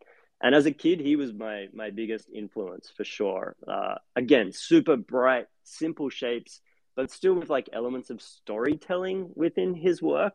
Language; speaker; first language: English; native; English